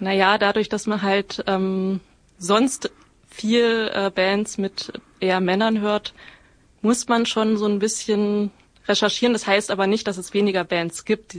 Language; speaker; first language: German; native; German